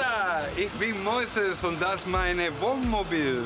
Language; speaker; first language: German; non-native, learner; Spanish